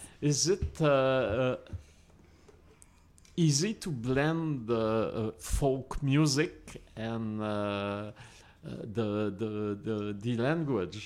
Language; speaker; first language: English; non-native, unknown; French